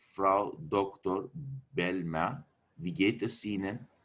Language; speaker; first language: German; non-native, fluent; Turkish